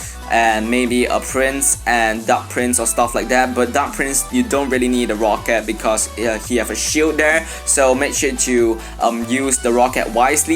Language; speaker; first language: English; non-native, fluent; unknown